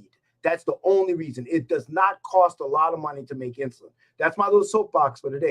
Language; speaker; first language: English; native; English